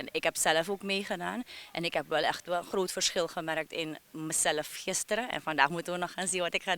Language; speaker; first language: Dutch; native; Dutch